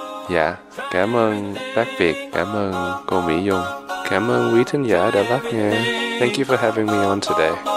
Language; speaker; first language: Vietnamese; early bilingual, heritage; Vietnamese